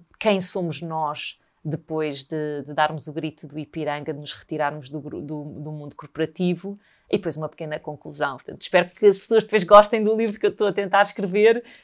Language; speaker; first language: Portuguese; native; Portuguese